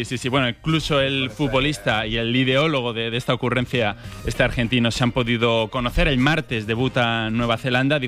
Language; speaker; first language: Spanish; native; Spanish